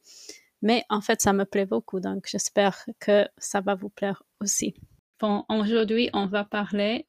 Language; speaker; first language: French; non-native, fluent; English